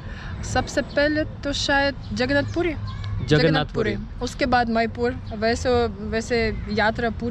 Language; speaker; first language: Hindi; non-native, fluent; Russian